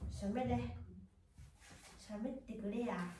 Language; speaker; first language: Japanese; native; Japanese